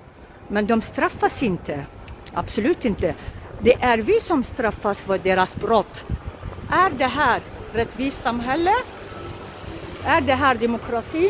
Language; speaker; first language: Swedish; non-native, local second language; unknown